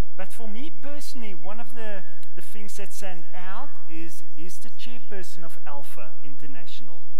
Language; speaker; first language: English; non-native, local second language; Afrikaans